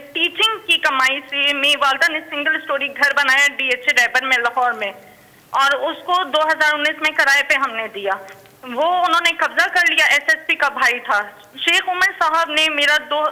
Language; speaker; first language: Urdu; native; Urdu